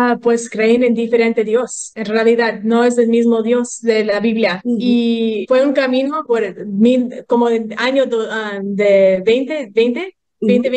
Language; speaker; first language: Spanish; early bilingual, heritage; English